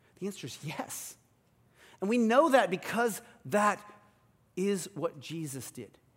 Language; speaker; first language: English; early bilingual, other home language; Korean